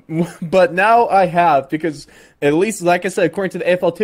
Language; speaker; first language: English; native; English